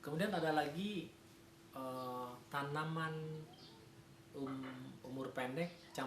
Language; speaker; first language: Malay; native; Malay